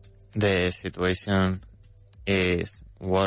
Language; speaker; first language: English; non-native, fluent; Spanish